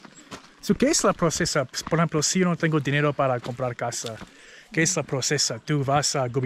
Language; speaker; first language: Spanish; non-native, learner; English